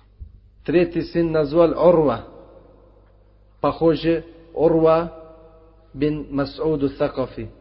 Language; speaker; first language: Russian; non-native, fluent; Uzbek